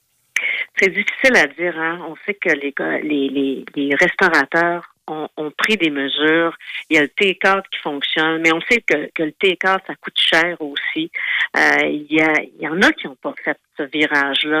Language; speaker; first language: French; native; French